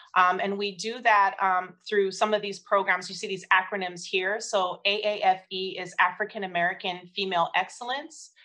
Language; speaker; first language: English; native; English